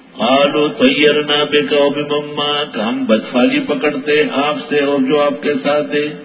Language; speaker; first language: Urdu; non-native, local second language; Pashto